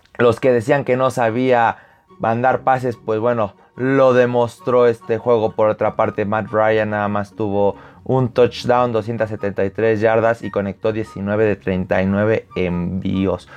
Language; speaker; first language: Spanish; native; Spanish